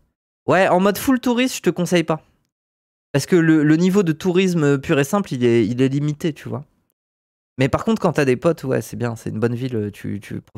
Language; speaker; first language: French; native; French